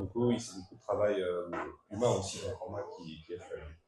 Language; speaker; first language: French; native; French